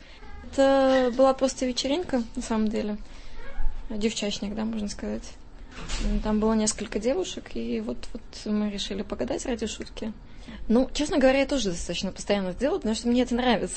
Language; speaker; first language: Russian; native; Russian